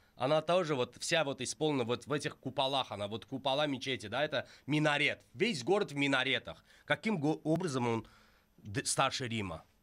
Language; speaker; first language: Russian; non-native, local second language; Azerbaijani